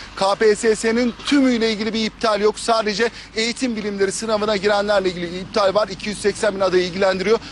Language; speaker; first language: Turkish; native; Turkish